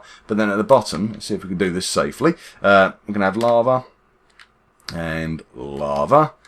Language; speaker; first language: English; native; English